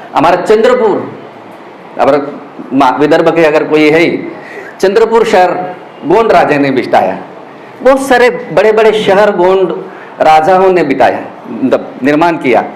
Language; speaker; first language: Hindi; non-native, local second language; Gondi